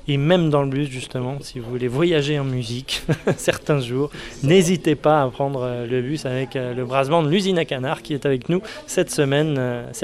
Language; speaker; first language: French; native; French